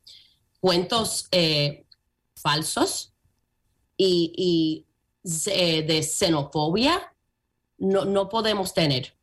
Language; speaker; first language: Spanish; early bilingual, heritage; Spanish